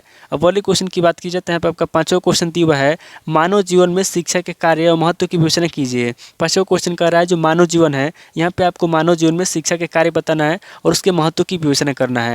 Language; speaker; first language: Hindi; native; Hindi